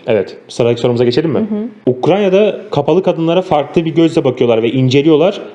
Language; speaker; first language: Turkish; native; Turkish